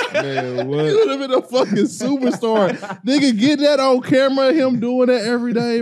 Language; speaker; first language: English; native; English